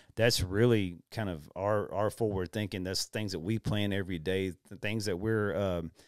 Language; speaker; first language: English; native; English